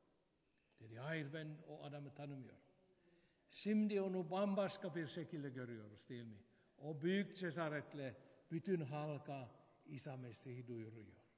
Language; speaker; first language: Turkish; non-native, fluent; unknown